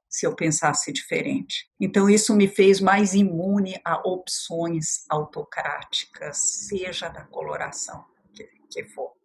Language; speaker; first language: Portuguese; early bilingual, other home language; French